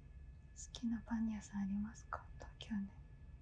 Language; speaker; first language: Japanese; non-native, learner; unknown